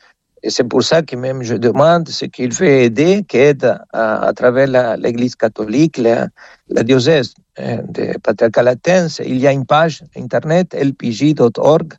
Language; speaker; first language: French; non-native, fluent; Spanish